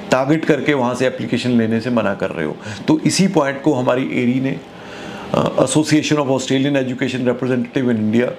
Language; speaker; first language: Hindi; native; Hindi